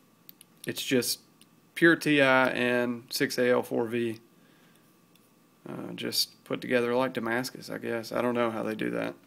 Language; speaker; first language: English; native; English